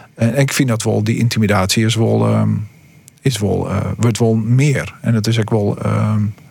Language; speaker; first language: Dutch; native; Dutch